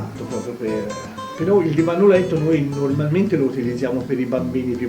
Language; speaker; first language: Italian; native; Italian